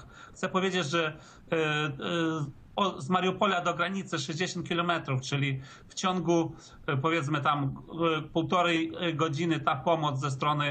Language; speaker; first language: Polish; early bilingual, heritage; Polish